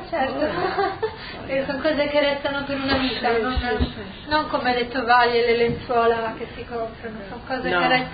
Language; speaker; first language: Italian; native; Italian